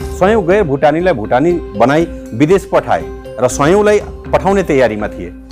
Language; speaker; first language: Nepali; native; Nepali